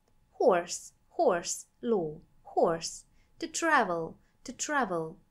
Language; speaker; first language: English; non-native, fluent; Hungarian